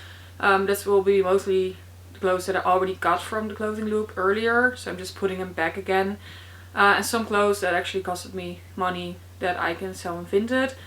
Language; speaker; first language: English; non-native, fluent; Dutch